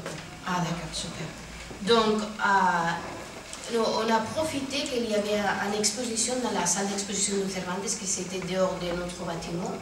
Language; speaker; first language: French; non-native, fluent; Spanish